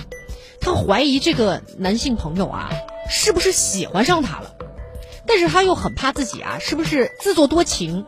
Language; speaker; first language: Chinese; native; Chinese